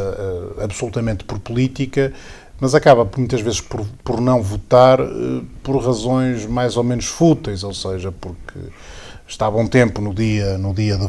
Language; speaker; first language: Portuguese; native; Portuguese